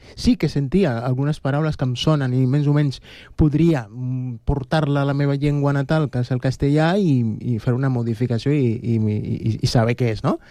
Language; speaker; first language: Catalan; non-native, fluent; Spanish